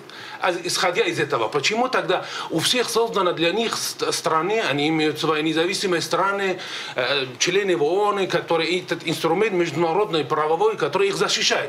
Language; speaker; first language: Russian; native; Russian